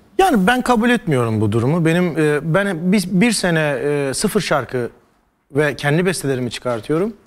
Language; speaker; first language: Turkish; native; Turkish